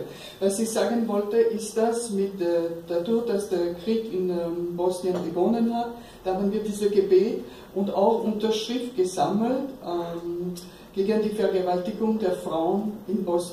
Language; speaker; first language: German; non-native, fluent; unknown